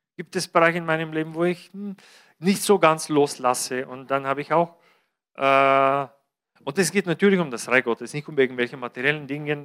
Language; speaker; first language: German; non-native, fluent; Bulgarian